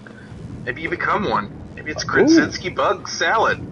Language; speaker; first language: English; native; English